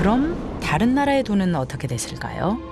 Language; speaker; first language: Korean; native; Korean